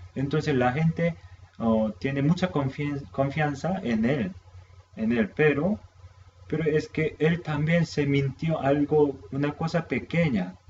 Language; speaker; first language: Spanish; non-native, fluent; Korean